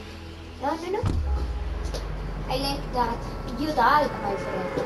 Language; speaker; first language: English; non-native, learner; Spanish